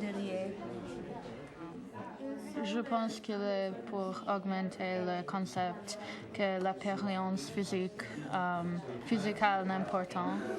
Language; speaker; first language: French; non-native, learner; English